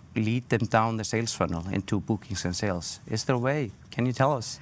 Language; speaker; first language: English; non-native, fluent; Icelandic